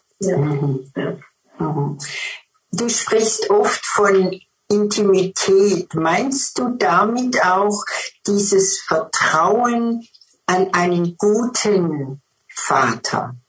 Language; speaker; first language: German; non-native, fluent; English